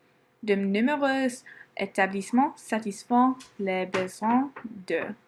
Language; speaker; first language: French; non-native, learner; English